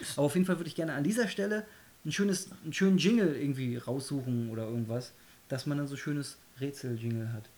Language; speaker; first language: German; early bilingual, other home language; Polish